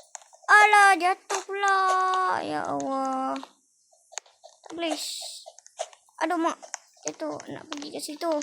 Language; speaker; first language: Malay; native; Malay